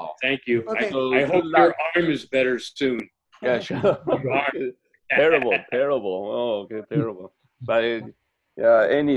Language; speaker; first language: English; non-native, learner; Chinese